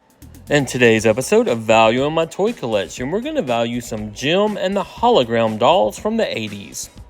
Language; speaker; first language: English; native; English